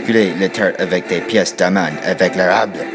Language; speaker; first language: French; non-native, learner; English